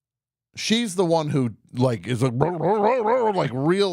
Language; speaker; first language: English; native; English